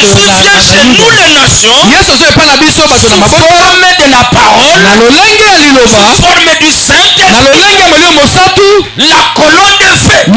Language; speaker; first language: French; non-native, local second language; Lingala